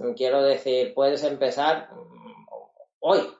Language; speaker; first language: Spanish; non-native, fluent; Japanese